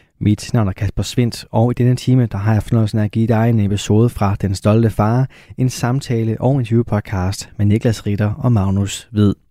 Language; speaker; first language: Danish; native; Danish